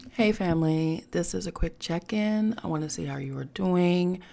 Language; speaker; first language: English; native; English